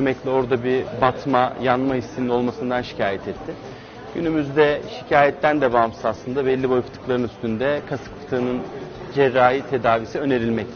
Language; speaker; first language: Turkish; native; Turkish